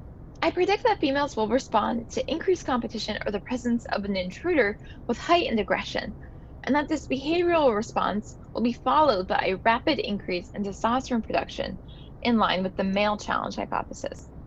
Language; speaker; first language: English; native; English